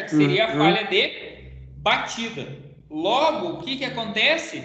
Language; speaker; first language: Portuguese; native; Portuguese